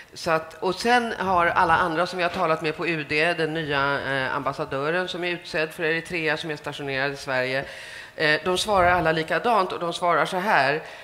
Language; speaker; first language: Swedish; native; Swedish